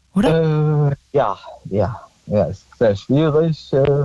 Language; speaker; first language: German; non-native, fluent; Arabic